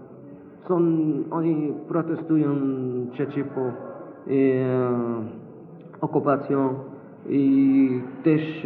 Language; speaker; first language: Polish; non-native, learner; Arabic